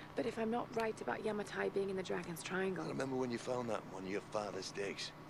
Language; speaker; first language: English; non-native, fluent; Norwegian